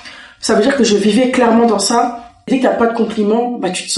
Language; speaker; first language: French; native; French